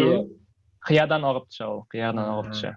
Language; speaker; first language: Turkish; non-native, learner; Tatar